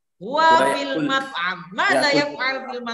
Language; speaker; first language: Arabic; non-native, learner; Indonesian